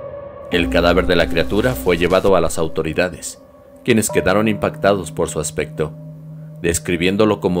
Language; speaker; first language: Spanish; native; Spanish